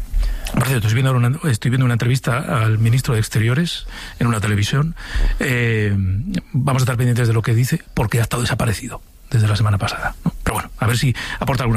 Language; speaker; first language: Spanish; native; Spanish